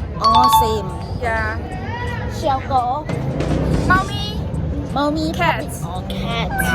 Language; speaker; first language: English; non-native, learner; Thai